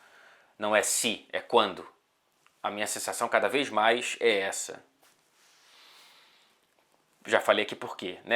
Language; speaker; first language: Portuguese; native; Portuguese